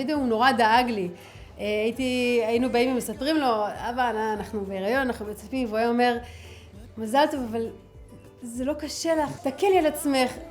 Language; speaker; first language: Hebrew; early bilingual, other home language; English